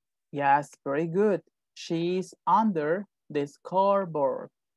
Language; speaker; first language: English; non-native, fluent; Spanish